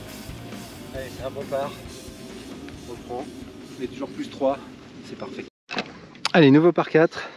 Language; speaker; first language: French; native; French